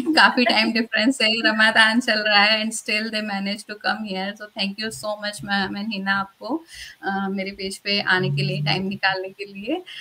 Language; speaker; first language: Hindi; native; Hindi